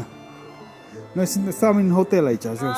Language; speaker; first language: Romanian; non-native, learner; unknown